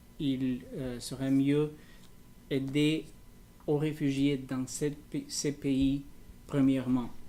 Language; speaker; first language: French; non-native, learner; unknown